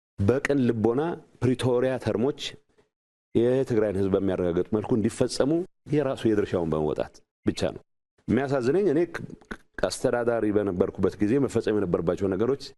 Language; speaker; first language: Amharic; non-native, local second language; Tigrinya